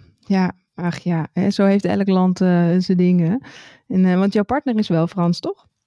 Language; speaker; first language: Dutch; native; Dutch